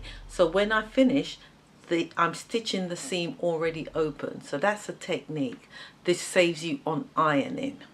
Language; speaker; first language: English; native; English